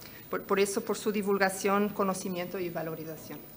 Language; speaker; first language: Spanish; non-native, fluent; Portuguese